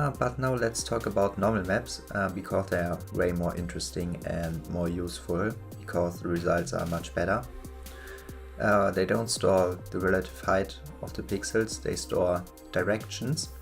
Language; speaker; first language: English; non-native, fluent; German